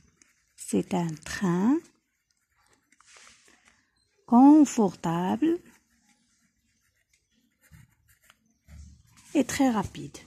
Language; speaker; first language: French; non-native, local second language; Arabic